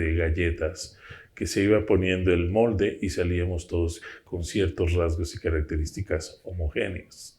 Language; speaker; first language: Spanish; native; Spanish